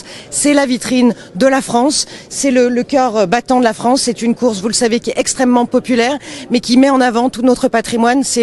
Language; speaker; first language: French; native; French